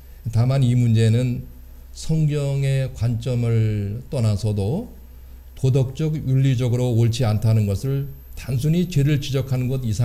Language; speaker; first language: Korean; native; Korean